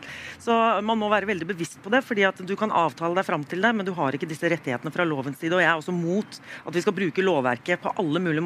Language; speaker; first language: Norwegian; native; Norwegian